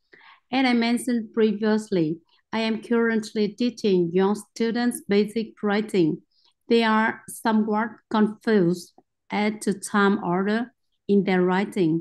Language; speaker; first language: English; non-native, learner; Vietnamese